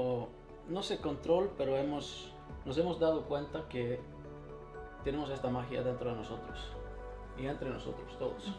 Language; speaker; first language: Spanish; non-native, fluent; Icelandic